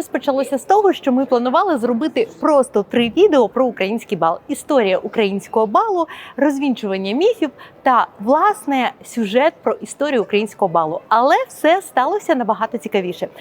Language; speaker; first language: Ukrainian; native; Ukrainian